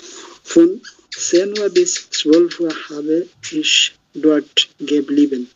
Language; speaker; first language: German; non-native, learner; Bangla